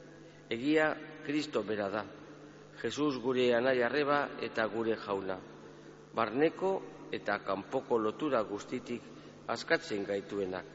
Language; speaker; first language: Basque; native; Basque